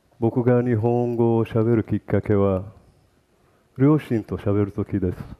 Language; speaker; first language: Japanese; early bilingual, heritage; Portuguese